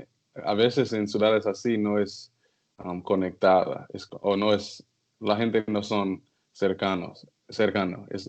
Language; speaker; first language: Spanish; non-native, learner; English